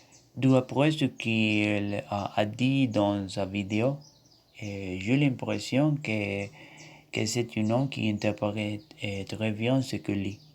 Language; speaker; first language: French; non-native, learner; Spanish